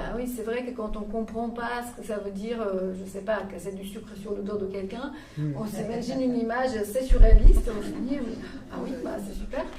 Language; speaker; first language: French; non-native, fluent; Bulgarian